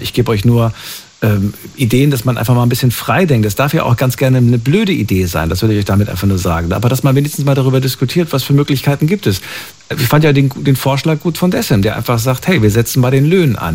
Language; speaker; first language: German; native; German